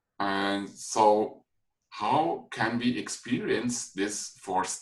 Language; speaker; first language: English; non-native, fluent; German